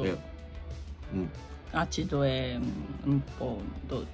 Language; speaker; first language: Italian; non-native, learner; Japanese